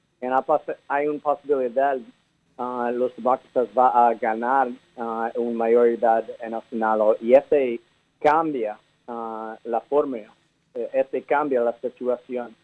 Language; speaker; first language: Spanish; early bilingual, heritage; English